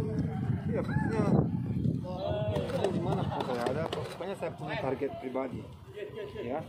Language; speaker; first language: Indonesian; non-native, fluent; Portuguese